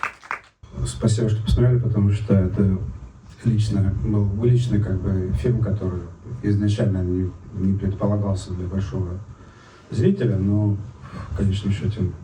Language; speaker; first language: Russian; native; Russian